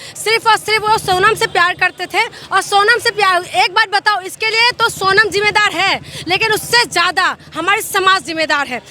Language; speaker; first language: Hindi; non-native, local second language; Assamese